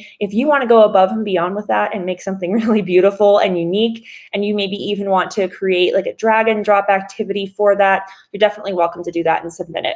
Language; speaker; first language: English; native; English